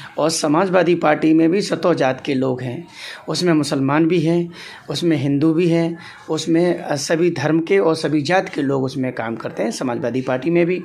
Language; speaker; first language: Hindi; native; Hindi